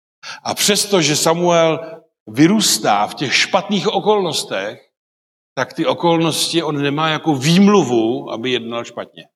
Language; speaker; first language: Czech; non-native, local second language; Polish